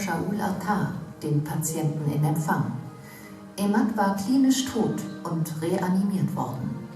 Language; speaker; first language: German; native; German